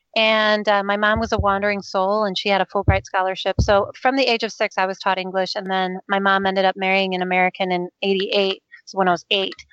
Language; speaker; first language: English; non-native, fluent; Danish